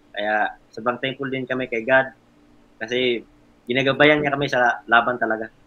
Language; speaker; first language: Filipino; native; Filipino